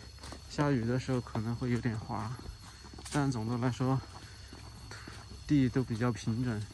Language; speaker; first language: Chinese; native; Chinese